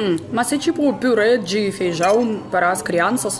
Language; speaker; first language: Portuguese; non-native, fluent; Russian